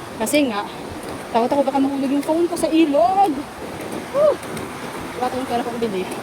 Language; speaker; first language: Filipino; non-native, local second language; Chavacano